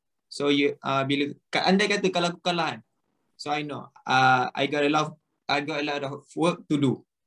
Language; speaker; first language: English; non-native, local second language; Malay